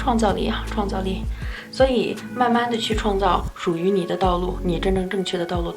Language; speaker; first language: Chinese; native; Chinese